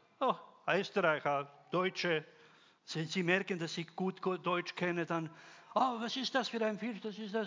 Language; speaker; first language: German; non-native, fluent; Croatian